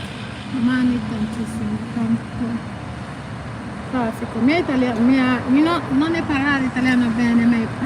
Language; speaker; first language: Italian; non-native, learner; Igbo